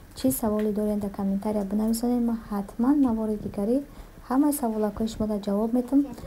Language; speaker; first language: Tajik; early bilingual, heritage; Tajik